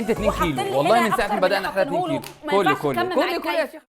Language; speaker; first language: Arabic; native; Arabic